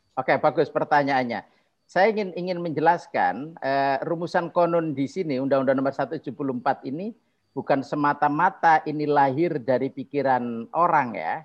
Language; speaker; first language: Indonesian; non-native, local second language; Javanese